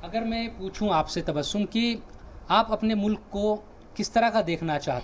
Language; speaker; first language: Hindi; native; Hindi